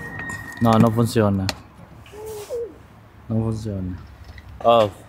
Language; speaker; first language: Italian; non-native, learner; Filipino